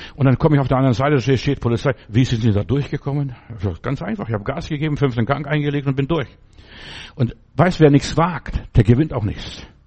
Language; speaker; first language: German; early bilingual, other home language; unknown